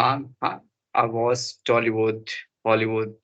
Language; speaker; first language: English; non-native, learner; Hindi